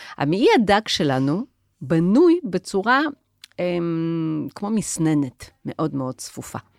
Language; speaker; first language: Hebrew; native; Hebrew